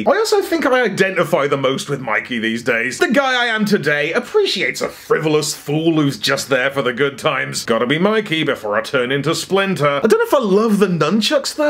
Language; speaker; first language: English; native; English